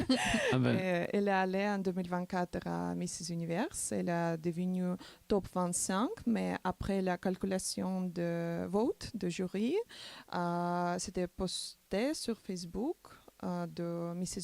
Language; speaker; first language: French; non-native, learner; Macedonian